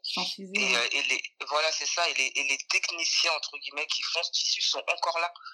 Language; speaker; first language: French; native; French